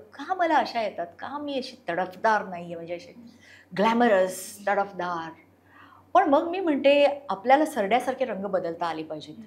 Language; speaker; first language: Marathi; non-native, local second language; Konkani